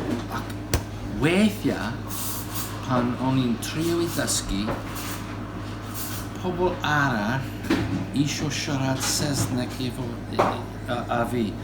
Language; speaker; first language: Welsh; non-native, learner; English